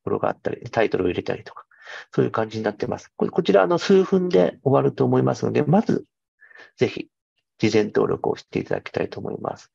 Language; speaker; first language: Japanese; native; Japanese